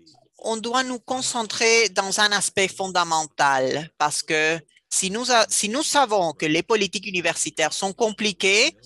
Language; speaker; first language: French; non-native, fluent; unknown